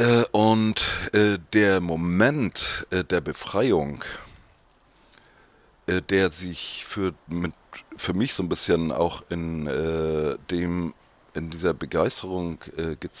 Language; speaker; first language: German; native; German